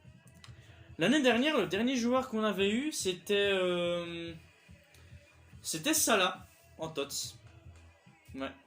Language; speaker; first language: French; native; French